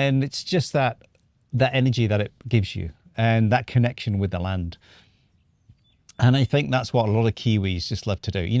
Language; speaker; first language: English; native; English